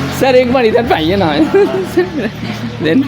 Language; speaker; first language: Hindi; non-native, local second language; Bangla